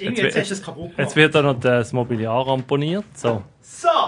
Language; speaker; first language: German; native; German